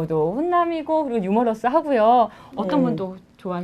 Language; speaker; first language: Korean; native; Korean